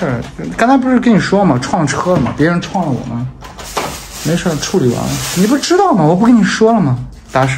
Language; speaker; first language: Chinese; native; Chinese